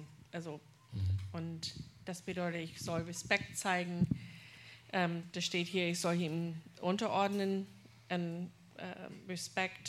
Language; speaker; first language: German; non-native, fluent; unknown